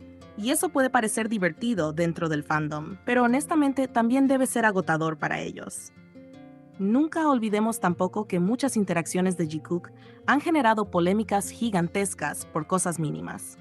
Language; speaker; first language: Spanish; native; Spanish